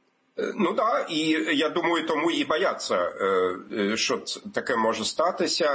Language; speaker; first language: Ukrainian; non-native, fluent; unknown